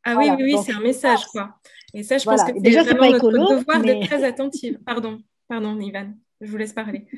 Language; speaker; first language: French; native; French